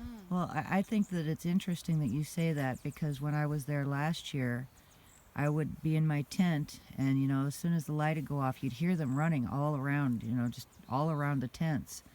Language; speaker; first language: English; native; English